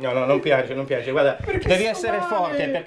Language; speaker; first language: Italian; native; Italian